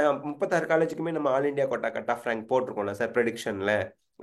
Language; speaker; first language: Tamil; native; Tamil